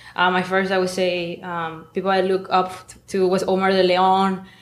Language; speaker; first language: English; non-native, fluent; Spanish